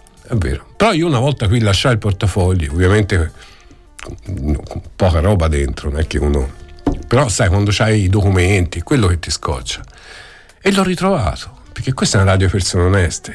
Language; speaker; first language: Italian; native; Italian